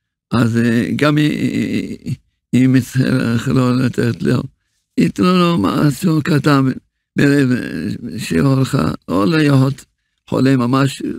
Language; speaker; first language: Hebrew; early bilingual, other home language; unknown